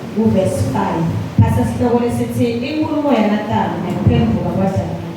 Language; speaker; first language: Zulu; non-native, local second language; Swati